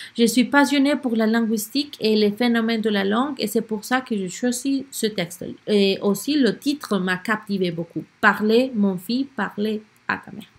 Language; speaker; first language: French; non-native, learner; Spanish